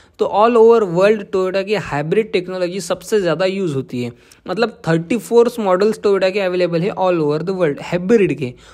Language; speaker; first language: Hindi; non-native, local second language; Marathi